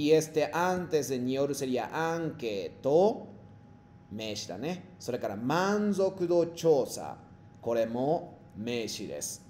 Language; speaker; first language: Japanese; non-native, fluent; Spanish